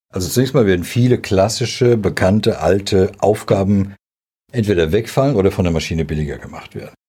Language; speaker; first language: German; early bilingual, other home language; Serbian